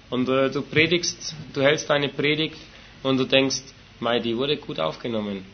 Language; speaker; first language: German; native; German